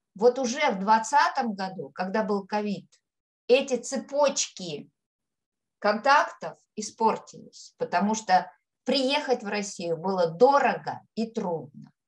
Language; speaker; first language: Russian; native; Russian